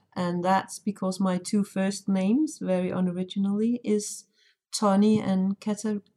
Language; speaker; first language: English; non-native, fluent; Danish